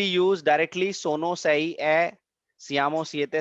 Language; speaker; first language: Italian; non-native, fluent; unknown